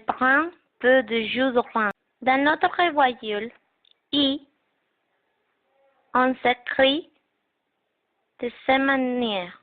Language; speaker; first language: French; non-native, learner; Spanish